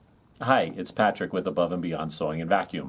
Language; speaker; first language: English; native; English